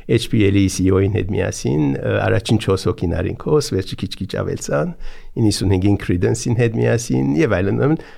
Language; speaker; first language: Armenian; early bilingual, heritage; Armenian